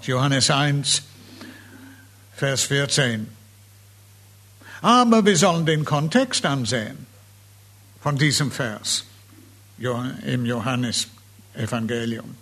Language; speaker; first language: German; non-native, fluent; English